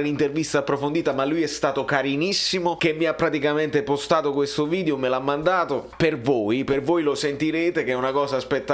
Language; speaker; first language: Italian; native; Italian